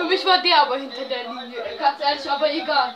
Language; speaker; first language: German; native; German